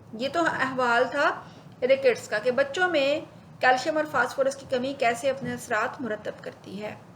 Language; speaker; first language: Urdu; native; Urdu